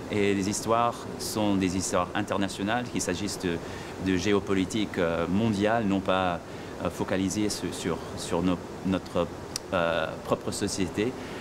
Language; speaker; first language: French; non-native, fluent; English